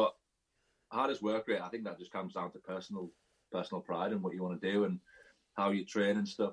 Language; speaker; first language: English; native; English